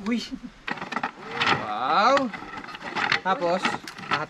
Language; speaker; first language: Filipino; native; Filipino